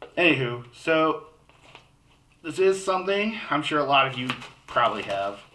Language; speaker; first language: English; native; English